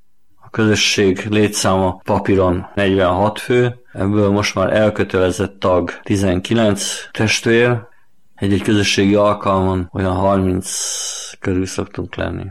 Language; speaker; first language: Hungarian; native; Hungarian